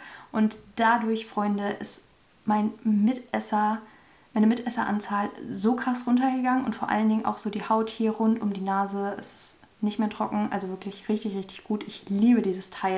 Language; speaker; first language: German; native; German